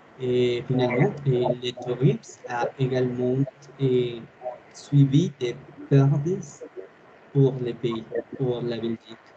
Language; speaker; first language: French; non-native, learner; Spanish